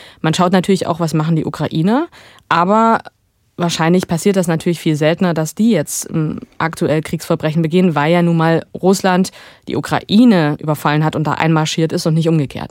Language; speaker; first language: German; native; German